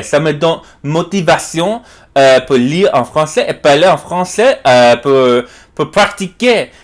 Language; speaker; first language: French; non-native, learner; English